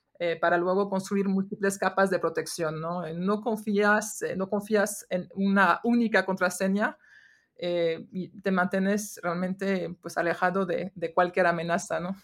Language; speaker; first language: Spanish; non-native, fluent; French